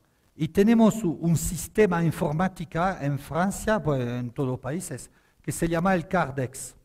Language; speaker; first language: Spanish; non-native, fluent; French